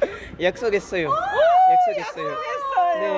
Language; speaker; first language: Korean; non-native, learner; French